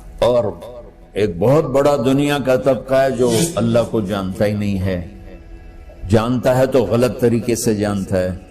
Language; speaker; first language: Urdu; non-native, local second language; Punjabi